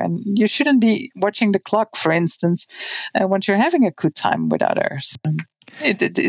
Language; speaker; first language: English; non-native, fluent; Dutch